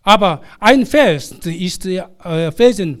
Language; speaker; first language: German; non-native, fluent; Korean